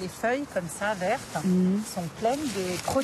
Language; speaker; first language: French; native; French